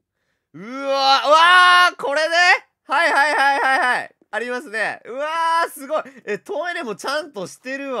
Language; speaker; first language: Japanese; native; Japanese